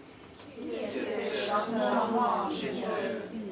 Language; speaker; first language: French; non-native, learner; Russian